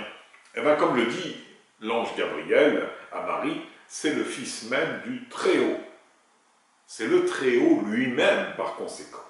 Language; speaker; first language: French; native; French